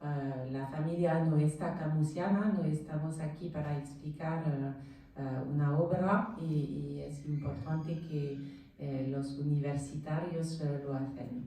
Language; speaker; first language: Spanish; non-native, learner; French